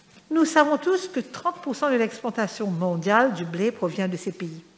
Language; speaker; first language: French; non-native, local second language; Morisyen